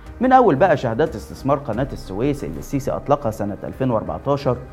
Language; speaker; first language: Arabic; native; Arabic